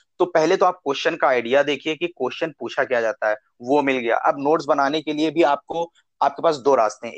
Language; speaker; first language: Hindi; native; Hindi